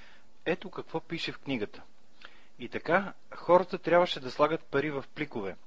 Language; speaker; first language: Bulgarian; native; Bulgarian